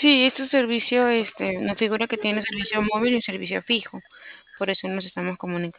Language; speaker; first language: Spanish; native; Spanish